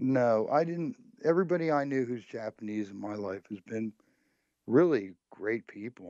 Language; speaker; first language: English; native; English